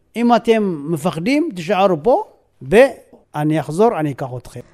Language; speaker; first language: Hebrew; non-native, fluent; Tigrinya